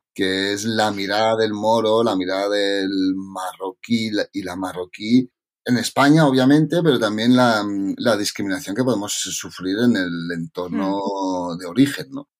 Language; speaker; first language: Spanish; native; Spanish